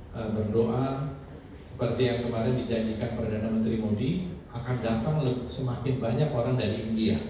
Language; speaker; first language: Indonesian; native; Indonesian